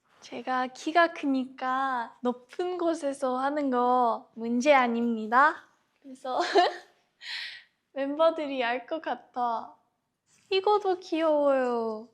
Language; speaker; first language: Korean; non-native, learner; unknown